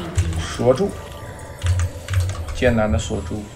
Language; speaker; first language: Chinese; native; Chinese